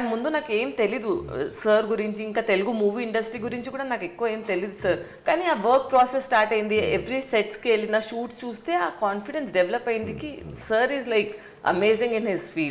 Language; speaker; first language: Telugu; non-native, local second language; Hindi